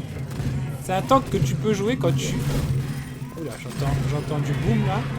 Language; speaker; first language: French; native; French